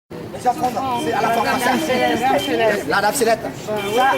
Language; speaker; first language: French; non-native, fluent; Vietnamese